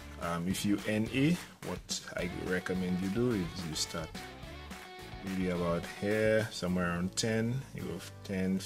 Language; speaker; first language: English; native; English